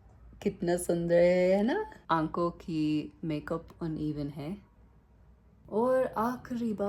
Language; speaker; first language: Hindi; non-native, learner; English